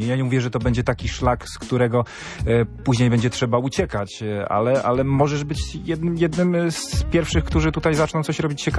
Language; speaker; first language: Polish; native; Polish